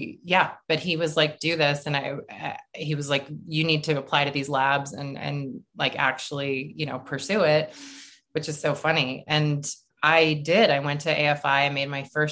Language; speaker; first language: English; native; English